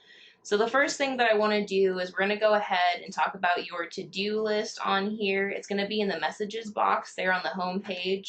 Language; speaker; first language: English; native; English